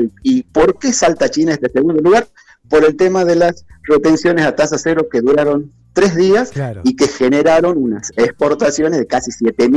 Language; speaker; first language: Spanish; native; Spanish